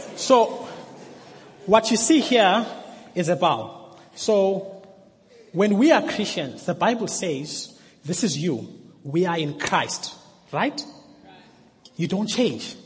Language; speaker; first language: English; non-native, local second language; Xhosa